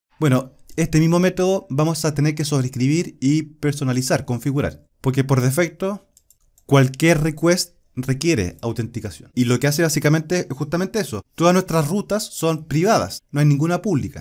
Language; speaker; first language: Spanish; native; Spanish